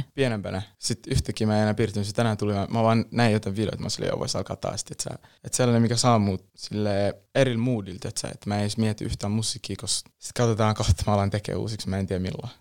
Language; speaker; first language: Finnish; early bilingual, other home language; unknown